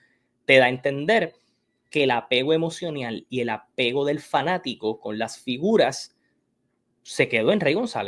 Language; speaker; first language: Spanish; native; Spanish